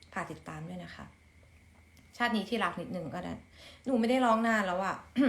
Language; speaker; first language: Thai; native; Thai